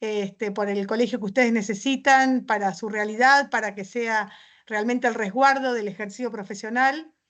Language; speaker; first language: Spanish; native; Spanish